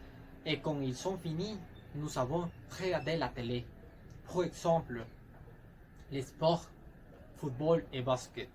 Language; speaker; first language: French; non-native, learner; Spanish